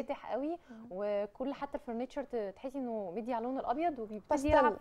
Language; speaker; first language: Arabic; native; Arabic